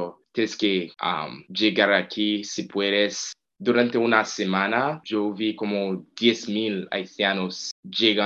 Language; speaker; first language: Spanish; non-native, fluent; Haitian Creole